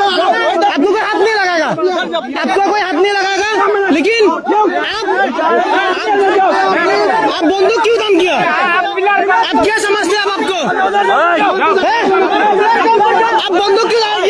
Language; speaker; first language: Hindi; non-native, learner; Bangla